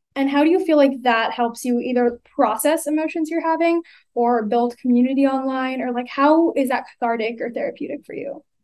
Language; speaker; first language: English; native; English